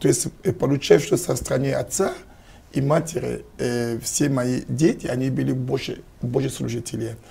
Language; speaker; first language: Russian; non-native, fluent; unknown